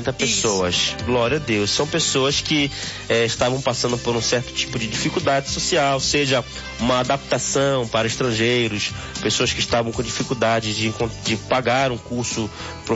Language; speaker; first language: Portuguese; native; Portuguese